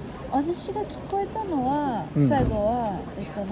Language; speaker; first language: Japanese; non-native, learner; Filipino